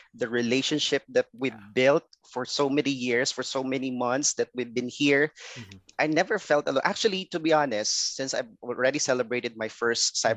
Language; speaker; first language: English; non-native, local second language; Filipino